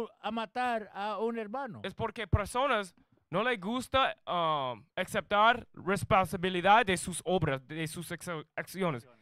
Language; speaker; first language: Spanish; non-native, learner; English